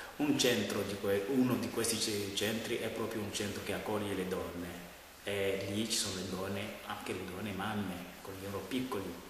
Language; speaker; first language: Italian; non-native, fluent; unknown